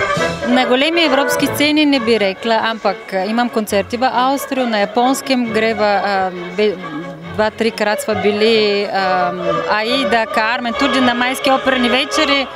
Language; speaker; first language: Slovenian; non-native, fluent; Bulgarian